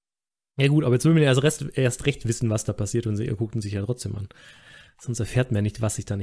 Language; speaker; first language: German; native; German